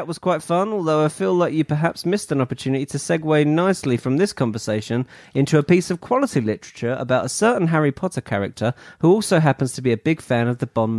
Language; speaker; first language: English; native; English